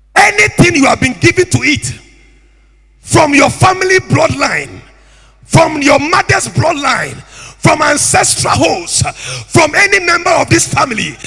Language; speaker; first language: English; non-native, local second language; Akan